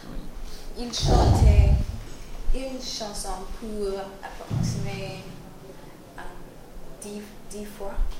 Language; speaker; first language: French; non-native, learner; English